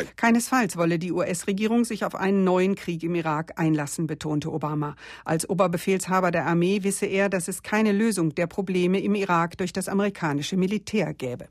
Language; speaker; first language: German; native; German